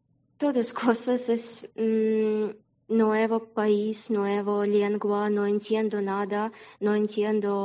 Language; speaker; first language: Spanish; non-native, learner; Ukrainian